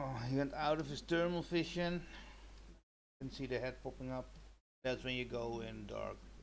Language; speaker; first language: English; non-native, fluent; Dutch